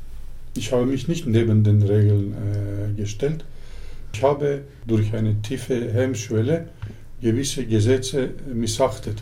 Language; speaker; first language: German; early bilingual, other home language; Turkish